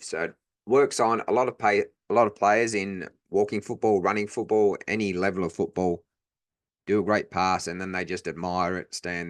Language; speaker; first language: English; native; English